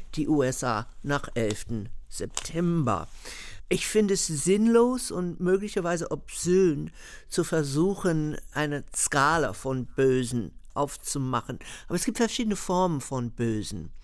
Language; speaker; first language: German; non-native, fluent; English